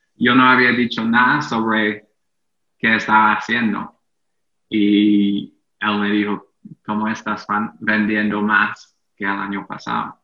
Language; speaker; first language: Spanish; non-native, fluent; English